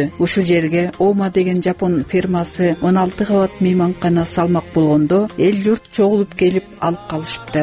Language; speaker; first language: Kyrgyz; native; Kyrgyz